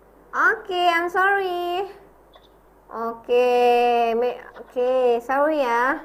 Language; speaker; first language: English; non-native, learner; Indonesian